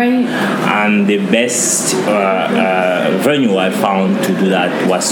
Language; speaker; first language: English; non-native, local second language; French